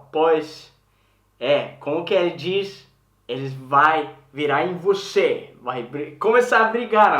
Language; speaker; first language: Portuguese; non-native, learner; Swedish